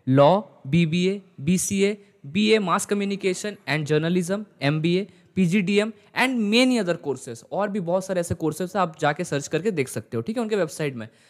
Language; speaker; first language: Hindi; native; Hindi